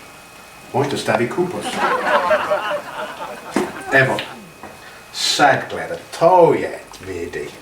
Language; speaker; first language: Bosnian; non-native, learner; English